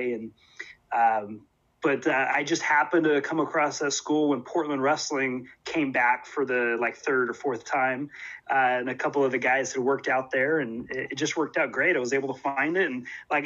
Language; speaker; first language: English; native; English